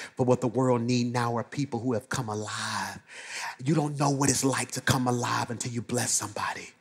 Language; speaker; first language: English; native; English